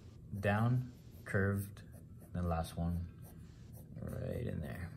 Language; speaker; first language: English; native; English